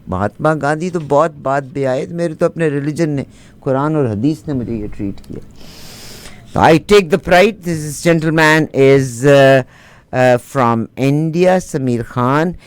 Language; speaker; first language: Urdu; non-native, local second language; Punjabi